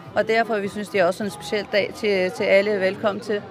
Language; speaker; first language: Danish; non-native, fluent; Turkish